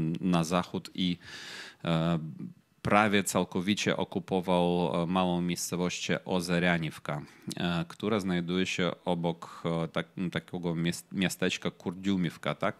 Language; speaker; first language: Polish; non-native, fluent; Ukrainian